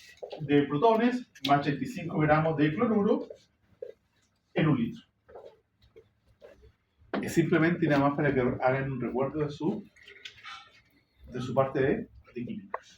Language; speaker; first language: Spanish; native; Spanish